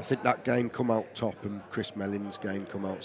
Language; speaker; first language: English; native; English